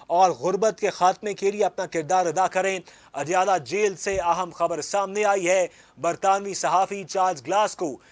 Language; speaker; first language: Urdu; native; Urdu